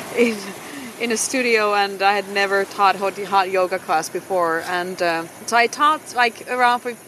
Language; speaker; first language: English; non-native, fluent; Finnish